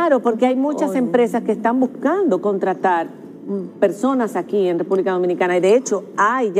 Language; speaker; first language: Spanish; native; Spanish